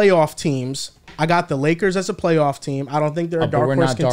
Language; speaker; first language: English; native; English